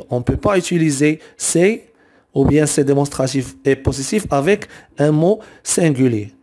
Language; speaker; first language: French; non-native, local second language; Arabic